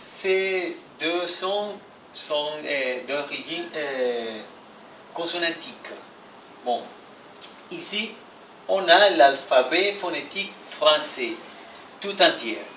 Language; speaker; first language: French; non-native, fluent; Spanish